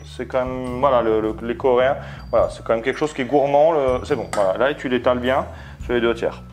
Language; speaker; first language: French; native; French